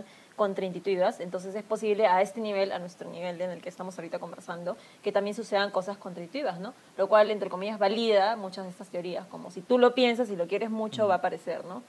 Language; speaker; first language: Spanish; native; Spanish